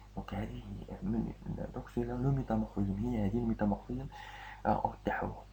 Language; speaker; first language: French; non-native, local second language; Arabic